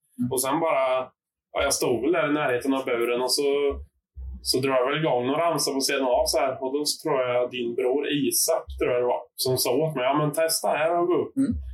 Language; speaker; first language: Swedish; native; Swedish